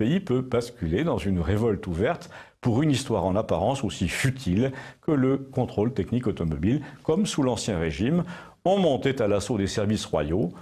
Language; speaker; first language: French; native; French